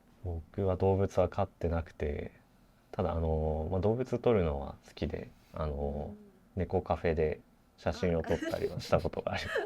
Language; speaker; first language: Japanese; native; Japanese